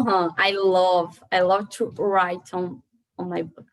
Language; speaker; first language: English; non-native, learner; Portuguese